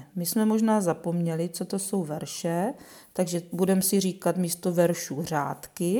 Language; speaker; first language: Czech; native; Czech